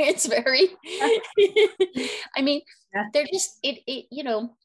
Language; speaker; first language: English; native; English